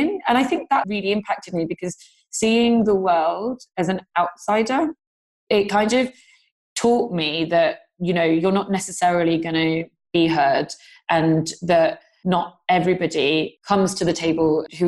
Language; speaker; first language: English; non-native, local second language; Gujarati